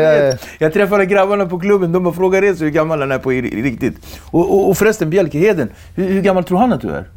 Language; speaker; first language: Swedish; native; Swedish